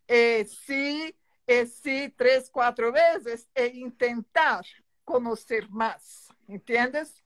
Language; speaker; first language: Spanish; non-native, learner; Portuguese